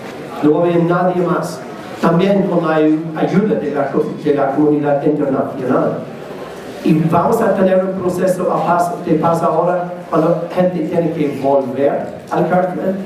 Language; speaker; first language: Spanish; non-native, learner; English